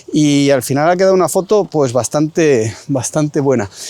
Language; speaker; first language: Spanish; native; Spanish